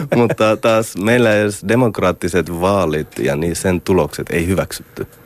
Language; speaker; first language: Finnish; non-native, fluent; Arabic